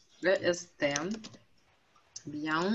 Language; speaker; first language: French; non-native, fluent; Russian